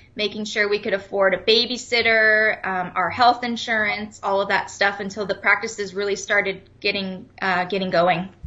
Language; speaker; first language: English; native; English